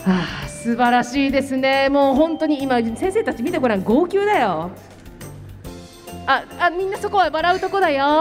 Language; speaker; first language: Japanese; native; Japanese